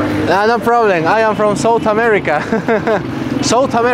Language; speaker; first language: English; non-native, learner; Spanish